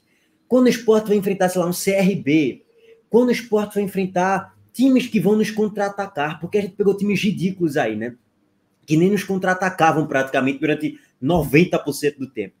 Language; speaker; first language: Portuguese; native; Portuguese